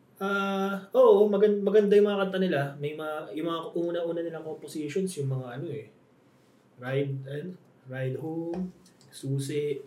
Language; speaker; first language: Filipino; native; Filipino